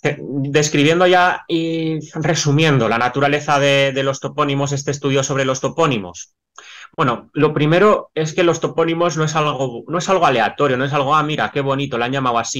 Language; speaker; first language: Spanish; native; Spanish